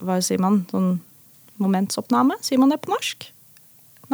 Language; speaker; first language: Norwegian; non-native, fluent; Dutch